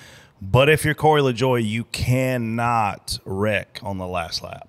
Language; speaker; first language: English; native; English